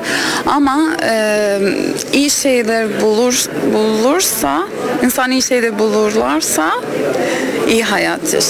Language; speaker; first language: Turkish; non-native, learner; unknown